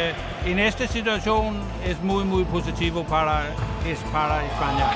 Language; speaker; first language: Spanish; non-native, learner; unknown